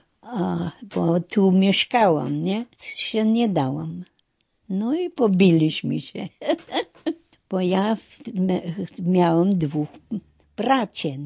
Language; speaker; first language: Polish; non-native, local second language; German